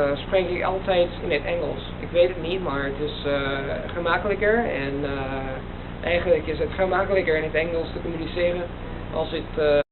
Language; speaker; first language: Dutch; non-native, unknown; Italian